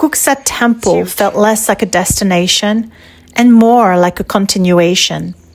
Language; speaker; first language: English; native; English